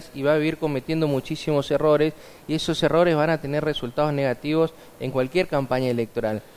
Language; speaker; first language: Spanish; native; Spanish